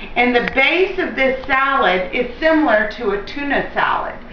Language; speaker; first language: English; native; English